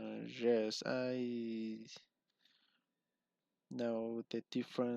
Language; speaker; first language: English; non-native, learner; Spanish